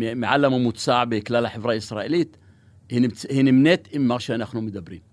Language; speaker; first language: Hebrew; non-native, local second language; Arabic